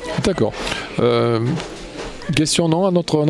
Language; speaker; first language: French; native; French